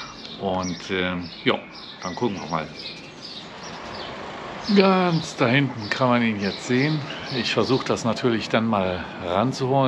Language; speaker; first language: German; native; German